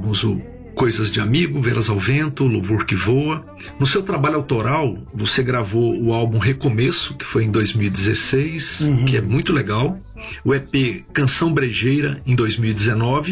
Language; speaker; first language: Portuguese; native; Portuguese